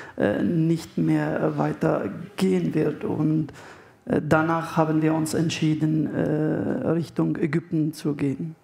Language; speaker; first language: German; non-native, fluent; Arabic